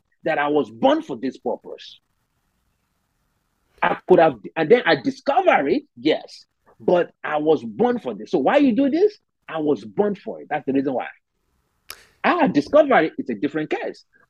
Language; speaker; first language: English; non-native, local second language; Yoruba